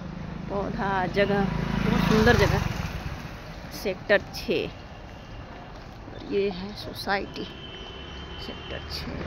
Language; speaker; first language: Hindi; non-native, local second language; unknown